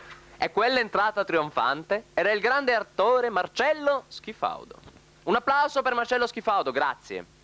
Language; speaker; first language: Italian; native; Italian